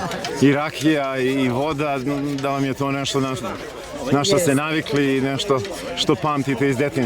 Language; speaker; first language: Bosnian; native; Bosnian